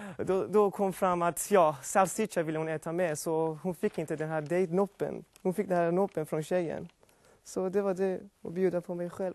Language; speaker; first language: Swedish; non-native, fluent; Persian